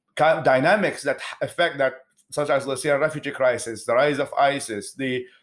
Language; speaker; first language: English; non-native, fluent; Arabic